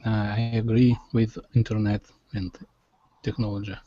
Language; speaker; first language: English; non-native, learner; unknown